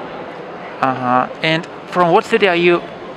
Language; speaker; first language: English; non-native, learner; Russian